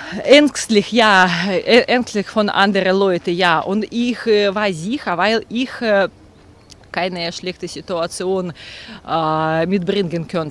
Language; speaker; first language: German; non-native, learner; Russian